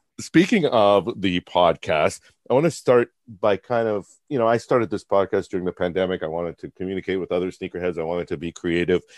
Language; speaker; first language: English; native; English